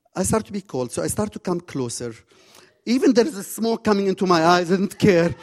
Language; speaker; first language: English; non-native, fluent; Arabic